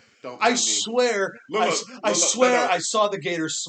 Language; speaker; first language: English; native; English